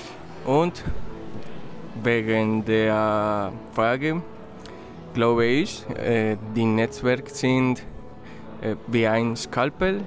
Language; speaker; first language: German; non-native, learner; Spanish